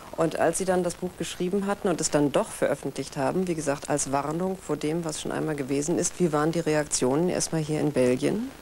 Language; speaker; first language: German; native; German